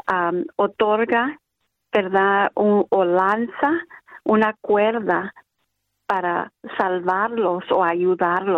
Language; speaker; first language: Spanish; early bilingual, other home language; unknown